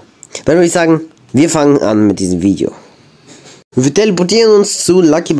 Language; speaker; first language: German; native; German